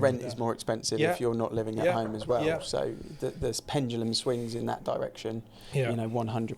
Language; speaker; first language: English; native; English